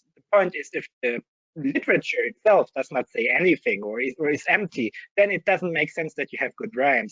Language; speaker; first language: English; non-native, fluent; German